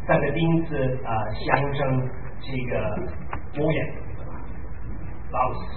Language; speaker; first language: Chinese; non-native, fluent; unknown